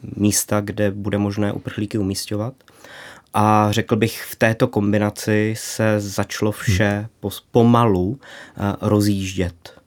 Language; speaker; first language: Czech; native; Czech